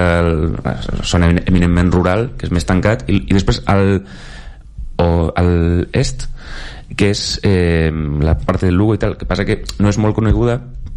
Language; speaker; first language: Catalan; non-native, local second language; Spanish